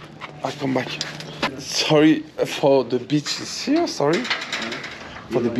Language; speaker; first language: English; non-native, learner; French